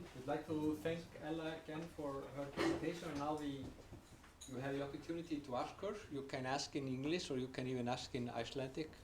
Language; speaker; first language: English; non-native, fluent; Icelandic